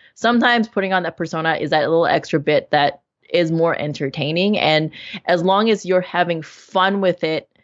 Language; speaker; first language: English; native; English